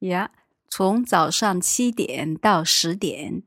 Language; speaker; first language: Chinese; native; Chinese